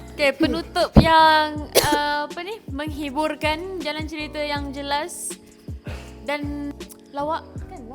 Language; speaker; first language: Malay; native; Malay